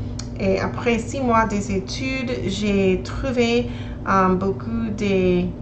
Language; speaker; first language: French; non-native, learner; English